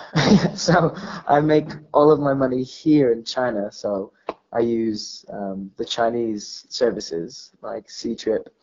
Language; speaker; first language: English; native; English